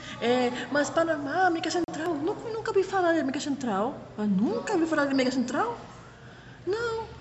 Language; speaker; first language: Portuguese; non-native, fluent; Spanish